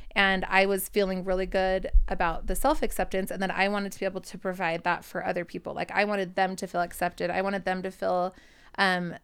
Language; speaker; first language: English; native; English